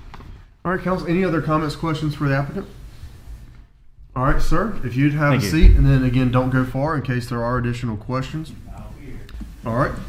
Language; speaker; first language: English; native; English